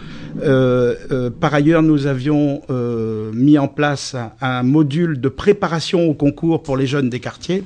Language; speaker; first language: French; native; French